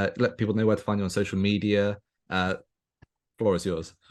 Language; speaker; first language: English; native; English